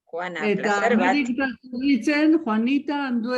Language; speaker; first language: Basque; native; Basque